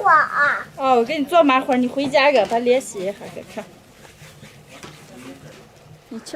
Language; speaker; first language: Chinese; native; Chinese